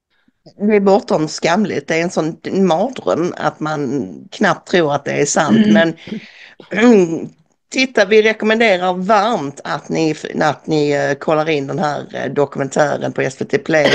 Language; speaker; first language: Swedish; native; Swedish